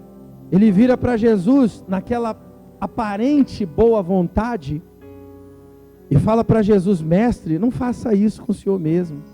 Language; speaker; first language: Portuguese; native; Portuguese